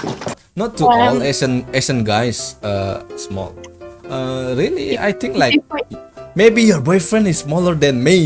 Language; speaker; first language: English; non-native, learner; Indonesian